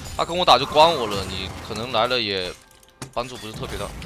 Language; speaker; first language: Chinese; native; Chinese